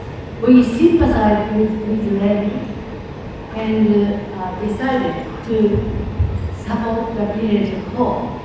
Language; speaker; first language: English; non-native, learner; Japanese